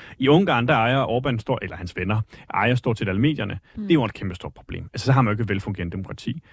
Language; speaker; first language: Danish; native; Danish